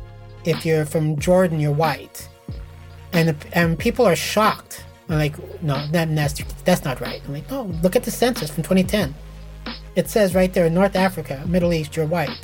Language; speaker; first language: English; native; English